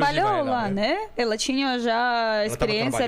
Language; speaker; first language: Portuguese; non-native, fluent; Russian